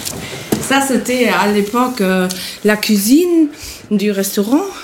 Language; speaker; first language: French; non-native, fluent; German